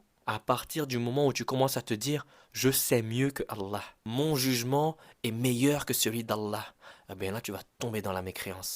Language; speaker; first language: French; native; French